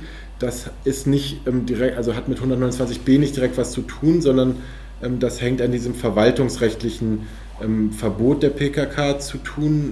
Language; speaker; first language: German; native; German